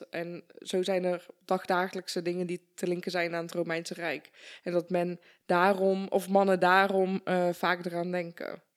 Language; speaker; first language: Dutch; early bilingual, other home language; Persian